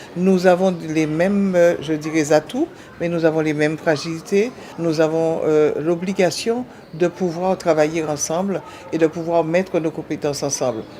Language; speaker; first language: French; native; French